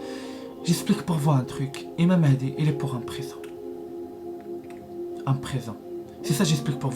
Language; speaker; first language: French; non-native, learner; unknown